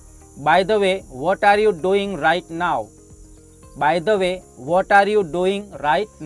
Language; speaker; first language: English; non-native, fluent; Hindi